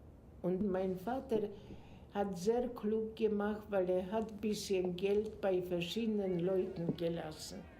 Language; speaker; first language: German; non-native, fluent; Polish